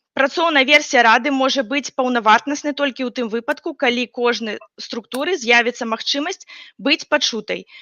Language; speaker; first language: Belarusian; non-native, local second language; Russian